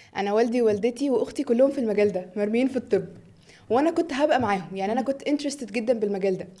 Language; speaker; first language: Egyptian Arabic; early bilingual, heritage; Arabic